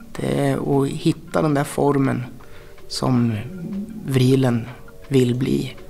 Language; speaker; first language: Swedish; native; Swedish